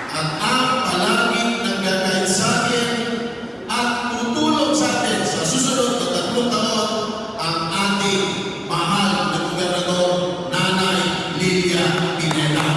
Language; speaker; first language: Filipino; non-native, local second language; Pampanga